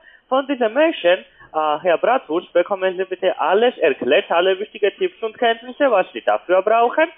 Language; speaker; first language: German; non-native, learner; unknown